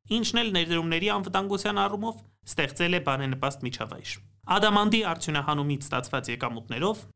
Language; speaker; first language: Armenian; native; Armenian